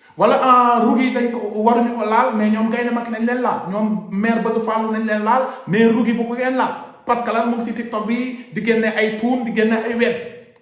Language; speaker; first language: Wolof; native; Wolof